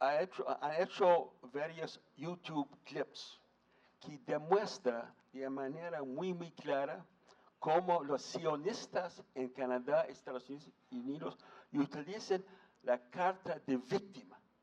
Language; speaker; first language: Spanish; non-native, fluent; English